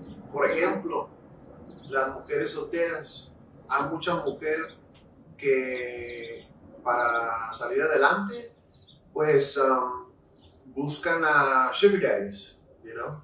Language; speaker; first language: Spanish; early bilingual, heritage; Spanish